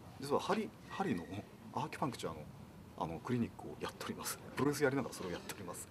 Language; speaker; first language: Japanese; native; Japanese